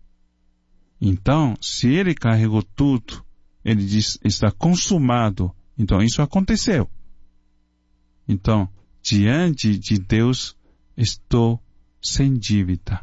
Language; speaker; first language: Portuguese; non-native, fluent; Chinese